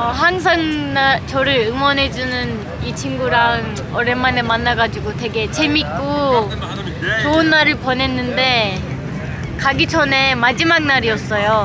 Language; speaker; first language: Korean; non-native, fluent; Turkish